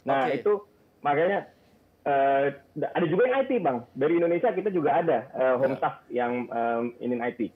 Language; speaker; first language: Indonesian; native; Indonesian